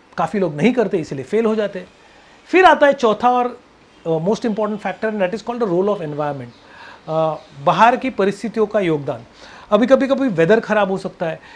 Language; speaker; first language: Hindi; non-native, local second language; Marathi